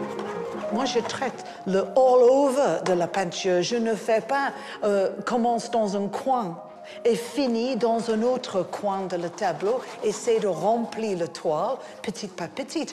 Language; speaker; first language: French; non-native, fluent; English